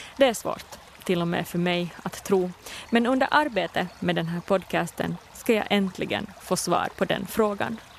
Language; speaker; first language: Swedish; native; Swedish